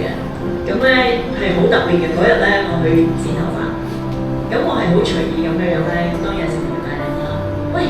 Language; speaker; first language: Cantonese; native; Cantonese